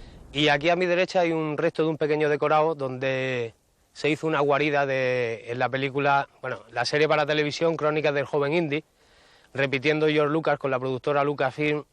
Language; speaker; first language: Spanish; native; Spanish